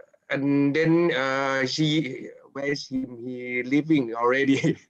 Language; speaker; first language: English; non-native, fluent; Thai